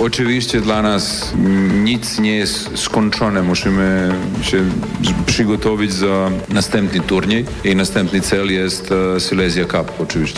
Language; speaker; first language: Polish; non-native, learner; Serbian